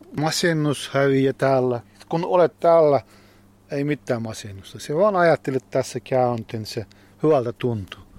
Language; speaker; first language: Finnish; non-native, learner; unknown